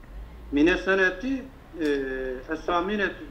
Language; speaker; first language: Arabic; non-native, learner; Turkish